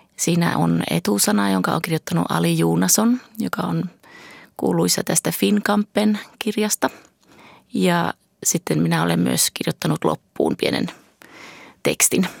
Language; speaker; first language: Finnish; early bilingual, heritage; Finnish